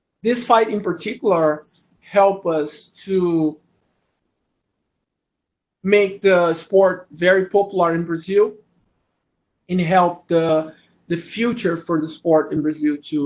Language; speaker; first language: English; non-native, learner; Portuguese